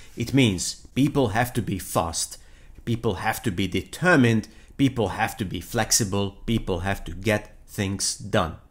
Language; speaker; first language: English; non-native, fluent; Hungarian